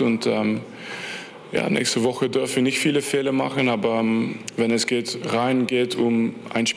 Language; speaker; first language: German; non-native, fluent; French